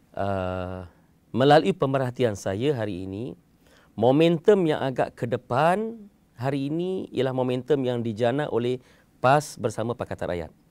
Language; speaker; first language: Malay; native; Malay